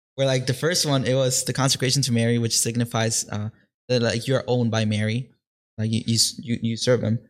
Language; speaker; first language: English; early bilingual, other home language; Spanish